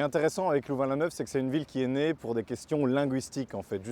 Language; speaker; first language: French; native; French